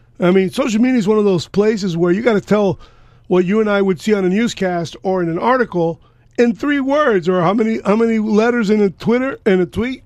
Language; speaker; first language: English; early bilingual, other home language; Spanish